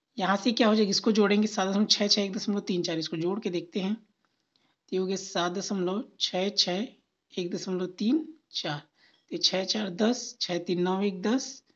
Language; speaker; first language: Hindi; native; Hindi